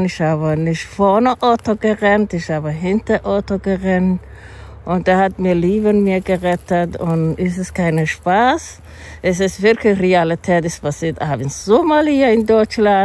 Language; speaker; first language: German; non-native, learner; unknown